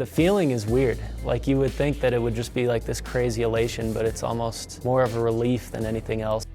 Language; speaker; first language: English; native; English